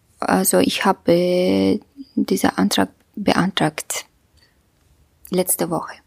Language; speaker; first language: German; non-native, learner; Kurdish